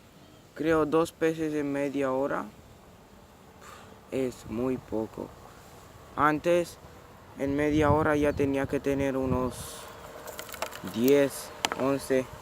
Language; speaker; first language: Spanish; non-native, local second language; Catalan